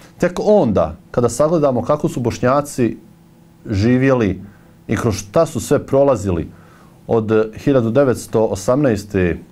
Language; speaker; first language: Bosnian; native; Bosnian